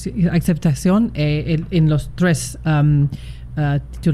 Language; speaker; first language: Spanish; non-native, learner; English